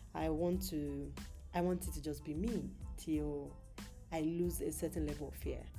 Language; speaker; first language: English; non-native, local second language; Yoruba